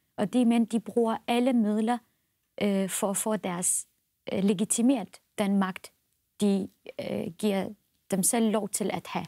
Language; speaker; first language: Danish; non-native, fluent; Central Kurdish